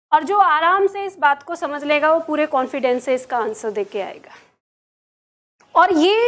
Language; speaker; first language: Hindi; native; Hindi